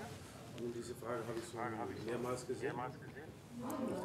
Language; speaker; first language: German; non-native, fluent; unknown